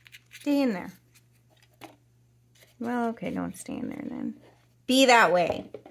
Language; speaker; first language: English; native; English